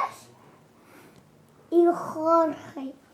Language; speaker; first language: Spanish; native; Spanish